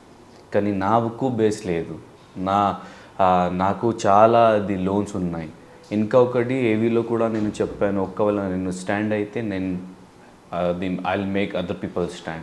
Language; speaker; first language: Telugu; non-native, learner; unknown